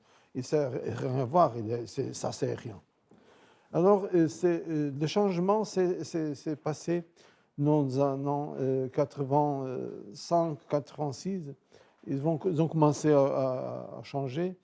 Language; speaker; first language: French; non-native, fluent; Portuguese